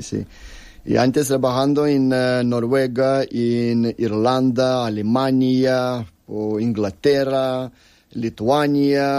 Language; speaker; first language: Spanish; non-native, learner; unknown